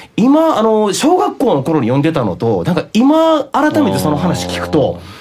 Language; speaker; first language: Japanese; native; Japanese